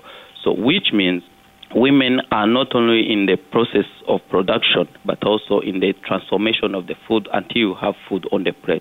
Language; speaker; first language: English; non-native, local second language; Kinyarwanda